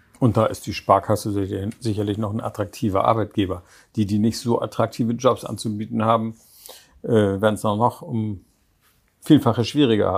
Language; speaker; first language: German; native; German